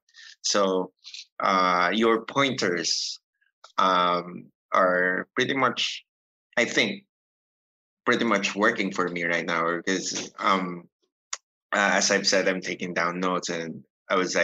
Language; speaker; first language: English; non-native, local second language; Filipino